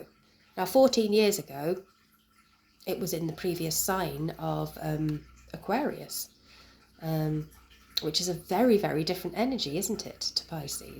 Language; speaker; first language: English; native; English